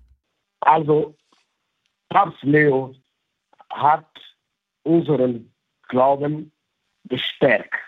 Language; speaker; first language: German; non-native, learner; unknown